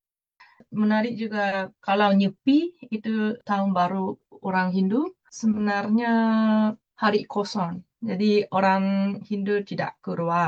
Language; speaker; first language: Indonesian; non-native, fluent; Japanese